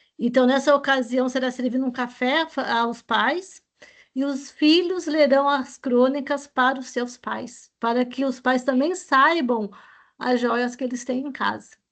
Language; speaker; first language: Portuguese; native; Portuguese